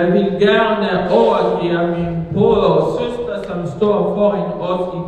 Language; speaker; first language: Danish; non-native, fluent; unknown